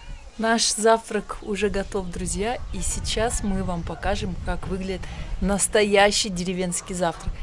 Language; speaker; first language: Russian; native; Russian